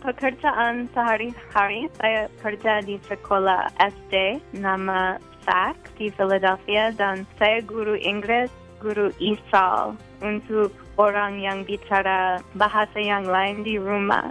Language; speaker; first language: Indonesian; non-native, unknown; English